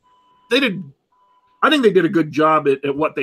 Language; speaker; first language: English; native; English